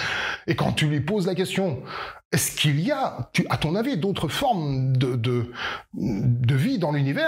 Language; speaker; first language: French; native; French